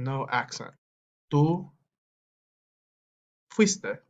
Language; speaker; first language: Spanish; non-native, fluent; English